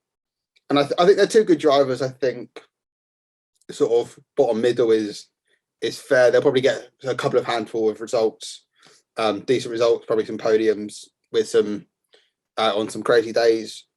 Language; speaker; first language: English; native; English